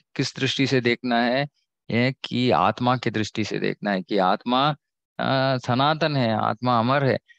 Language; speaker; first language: Hindi; non-native, local second language; Kannada